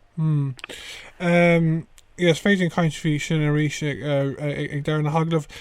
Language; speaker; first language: Irish; non-native, local second language; English